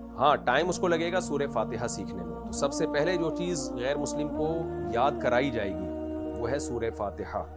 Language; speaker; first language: Urdu; native; Urdu